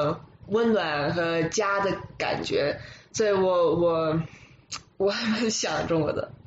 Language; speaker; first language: Chinese; early bilingual, other home language; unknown